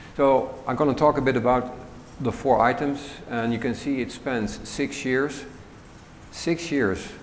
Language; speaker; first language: English; non-native, fluent; Dutch